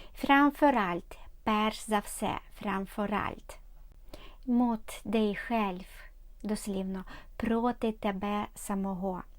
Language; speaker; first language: Swedish; non-native, learner; Ukrainian